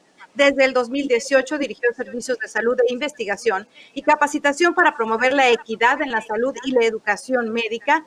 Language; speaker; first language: Spanish; native; Spanish